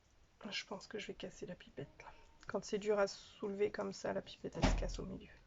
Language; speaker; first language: French; native; French